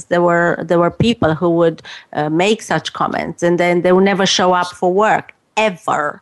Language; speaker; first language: English; non-native, fluent; Romanian